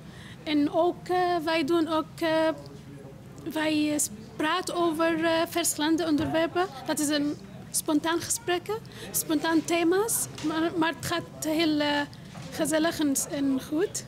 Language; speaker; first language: Dutch; non-native, learner; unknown